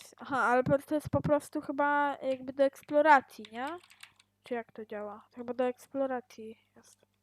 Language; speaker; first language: Polish; native; Polish